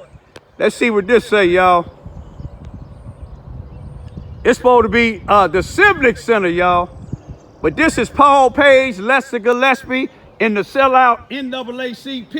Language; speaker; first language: English; native; English